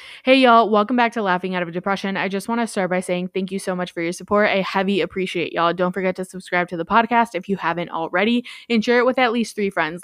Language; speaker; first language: English; early bilingual, other home language; Spanish